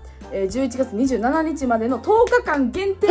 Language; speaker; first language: Japanese; native; Japanese